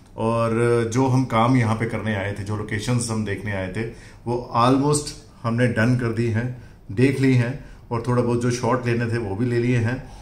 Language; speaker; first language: Hindi; non-native, local second language; Punjabi